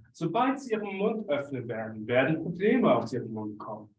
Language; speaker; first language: German; native; German